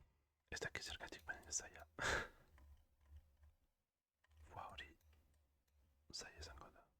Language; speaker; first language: Basque; non-native, learner; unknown